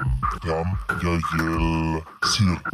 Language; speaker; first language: Russian; non-native, learner; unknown